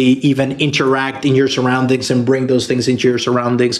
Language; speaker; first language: English; non-native, fluent; Spanish